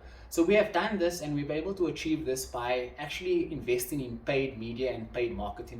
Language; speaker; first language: English; non-native, local second language; Afrikaans